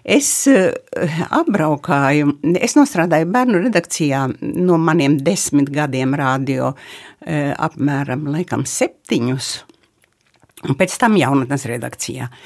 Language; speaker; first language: Latvian; native; Latvian